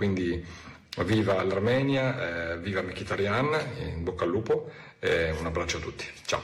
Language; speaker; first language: Italian; native; Italian